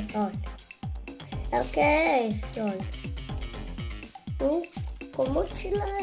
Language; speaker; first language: Portuguese; early bilingual, other home language; French